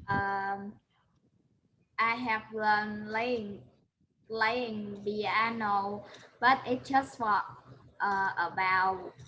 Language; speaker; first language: English; non-native, learner; Vietnamese